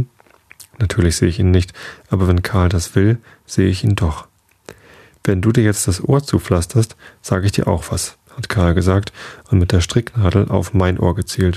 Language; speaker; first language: German; native; German